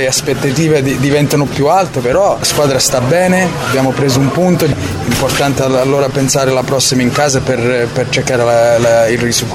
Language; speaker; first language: Italian; early bilingual, heritage; Italian